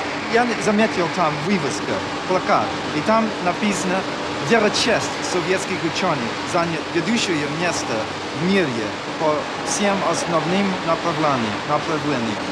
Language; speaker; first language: Russian; non-native, learner; English